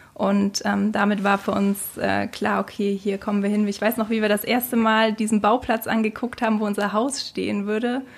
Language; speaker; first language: German; native; German